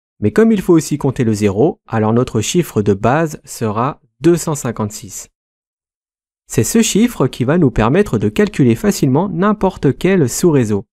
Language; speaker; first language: French; native; French